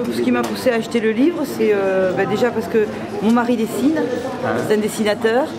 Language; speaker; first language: French; native; French